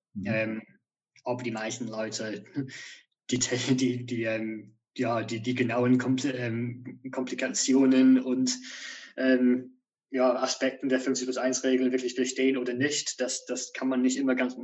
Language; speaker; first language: German; non-native, fluent; English